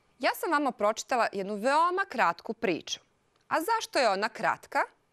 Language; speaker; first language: Serbian; non-native, local second language; Hungarian